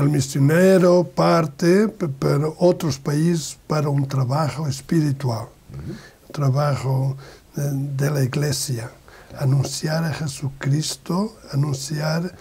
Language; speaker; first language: Spanish; non-native, learner; Portuguese